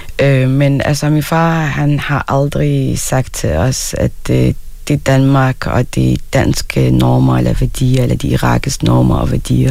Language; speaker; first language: Danish; early bilingual, other home language; Arabic